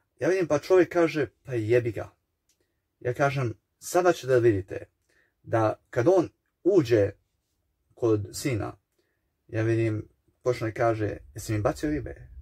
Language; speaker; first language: Croatian; early bilingual, heritage; Serbian